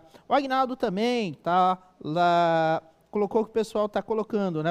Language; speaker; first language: Portuguese; native; Portuguese